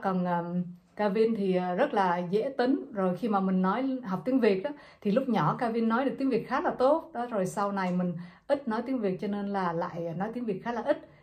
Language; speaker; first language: Vietnamese; native; Vietnamese